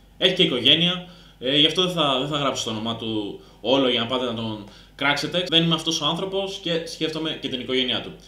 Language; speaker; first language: Greek; early bilingual, other home language; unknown